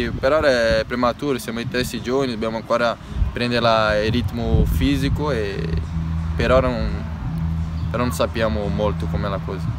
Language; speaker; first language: Italian; non-native, fluent; Portuguese